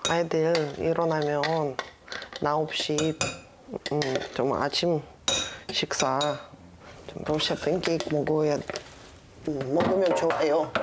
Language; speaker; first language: Korean; non-native, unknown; Russian